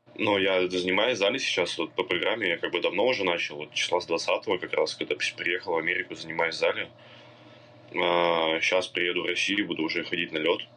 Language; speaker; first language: Russian; native; Russian